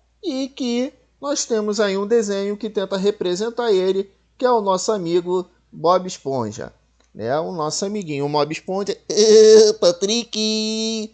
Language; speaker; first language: Portuguese; native; Portuguese